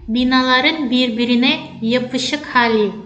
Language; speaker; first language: Turkish; non-native, fluent; Indonesian